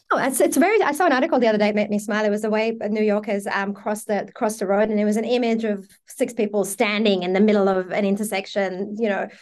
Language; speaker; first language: English; early bilingual, other home language; Persian